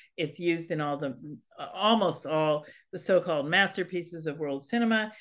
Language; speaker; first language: English; native; English